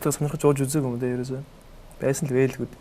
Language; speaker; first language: Mongolian; native; Mongolian